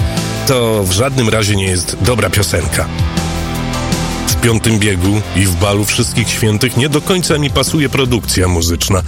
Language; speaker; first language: Polish; native; Polish